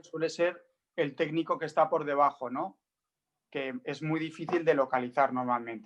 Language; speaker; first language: Spanish; native; Spanish